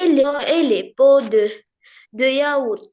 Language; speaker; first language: French; non-native, learner; Arabic